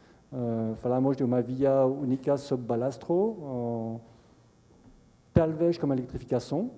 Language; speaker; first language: Portuguese; non-native, fluent; French